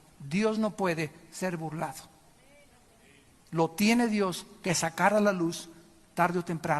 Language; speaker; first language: Spanish; native; Spanish